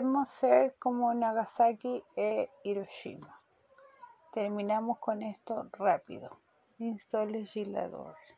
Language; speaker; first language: Portuguese; non-native, fluent; Spanish